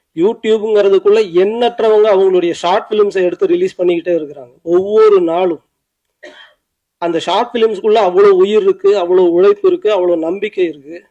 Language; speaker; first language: Tamil; native; Tamil